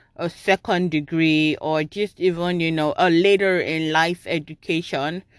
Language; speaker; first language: English; non-native, local second language; Yoruba